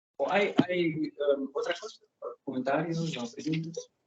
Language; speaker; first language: Spanish; non-native, fluent; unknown